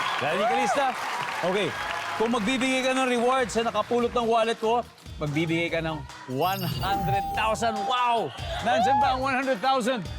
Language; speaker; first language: Filipino; native; Filipino